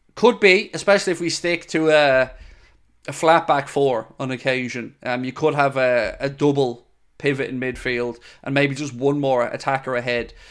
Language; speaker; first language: English; native; English